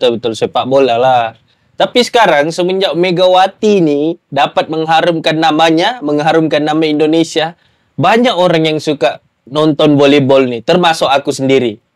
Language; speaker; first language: Malay; native; Malay